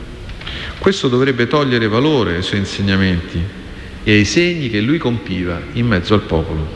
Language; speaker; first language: Italian; native; Italian